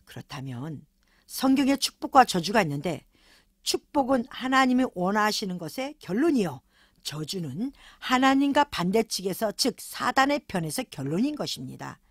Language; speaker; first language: Korean; native; Korean